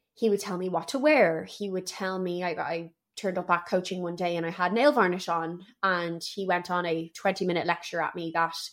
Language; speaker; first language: English; native; English